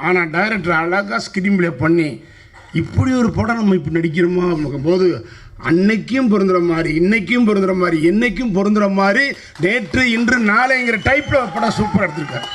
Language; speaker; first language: Tamil; native; Tamil